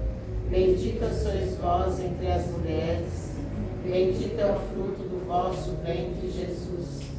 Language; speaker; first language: Portuguese; native; Portuguese